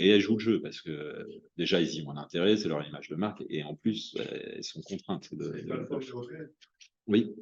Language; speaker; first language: French; native; French